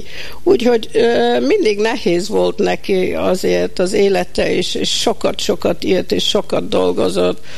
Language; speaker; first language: Hungarian; early bilingual, heritage; Hungarian